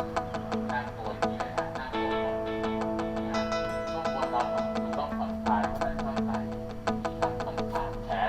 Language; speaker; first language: Thai; native; Thai